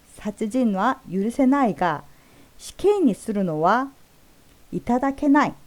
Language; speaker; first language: Japanese; non-native, fluent; Korean